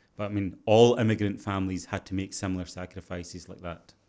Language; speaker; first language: English; early bilingual, other home language; Urdu